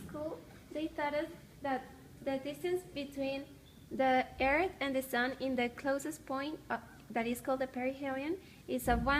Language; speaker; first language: English; non-native, fluent; Spanish